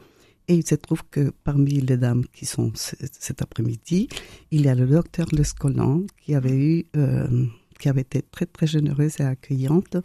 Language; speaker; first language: French; non-native, fluent; Spanish